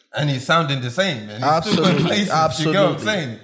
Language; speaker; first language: English; non-native, local second language; Yoruba